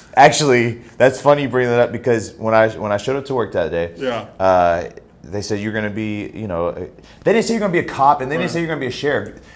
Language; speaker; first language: English; native; English